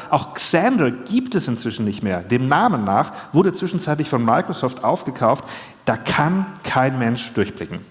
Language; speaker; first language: German; native; German